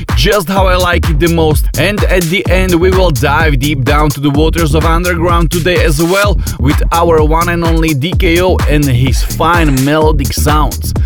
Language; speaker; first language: English; non-native, fluent; Slovak